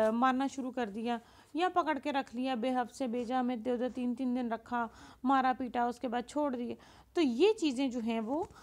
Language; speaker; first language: Urdu; non-native, local second language; Punjabi